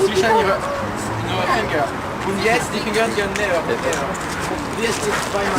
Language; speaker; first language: German; non-native, learner; French